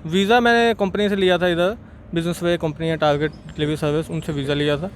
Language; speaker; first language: Urdu; non-native, local second language; Saraiki